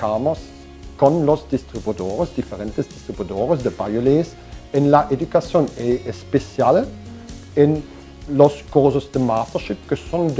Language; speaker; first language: Spanish; non-native, learner; German